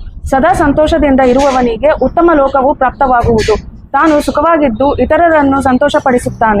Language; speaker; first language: Kannada; native; Kannada